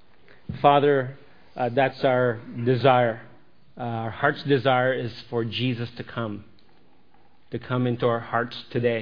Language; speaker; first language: English; non-native, local second language; Filipino